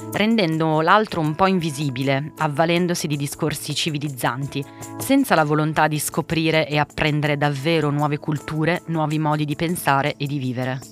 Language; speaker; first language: Italian; early bilingual, other home language; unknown